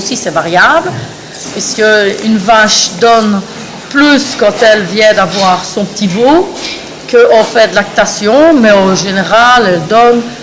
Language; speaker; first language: French; native; French